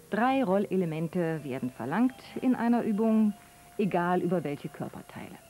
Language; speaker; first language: German; native; German